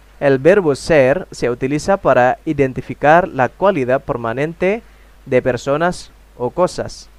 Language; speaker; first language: Spanish; non-native, fluent; Indonesian